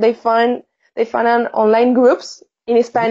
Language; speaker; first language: English; non-native, learner; Spanish